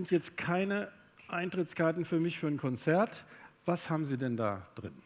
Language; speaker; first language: German; native; German